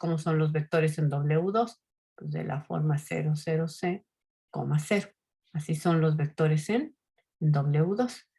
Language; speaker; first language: Spanish; native; Spanish